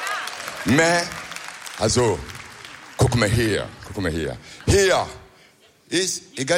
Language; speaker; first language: German; non-native, learner; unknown